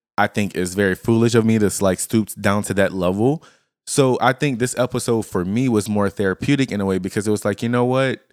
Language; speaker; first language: English; native; English